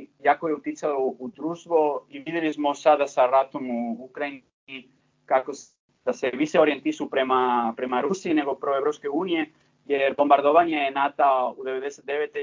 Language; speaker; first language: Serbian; non-native, fluent; Spanish